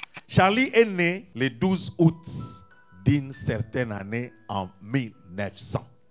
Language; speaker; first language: French; non-native, local second language; Lingala